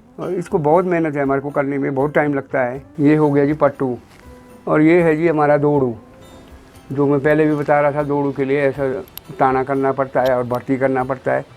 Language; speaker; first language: Hindi; non-native, local second language; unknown